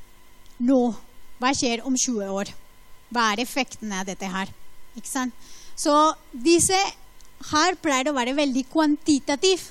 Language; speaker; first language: Norwegian; non-native, fluent; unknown